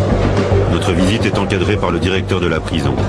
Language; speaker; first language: French; native; French